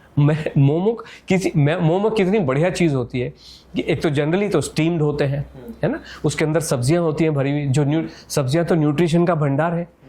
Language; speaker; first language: Hindi; native; Hindi